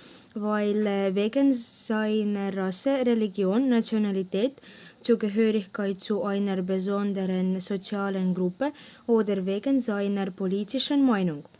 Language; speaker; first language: German; non-native, learner; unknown